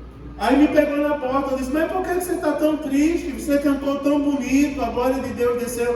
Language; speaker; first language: Portuguese; native; Portuguese